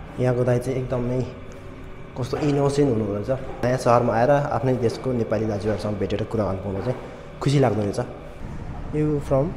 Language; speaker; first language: Nepali; non-native, local second language; Sherpa